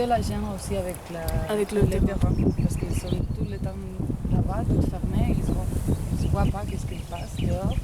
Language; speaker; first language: French; non-native, fluent; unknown